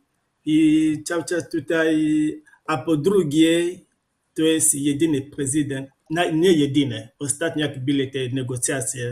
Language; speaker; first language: Polish; non-native, fluent; Lingala